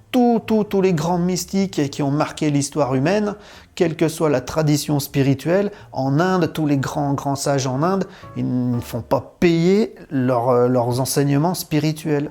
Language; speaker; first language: French; native; French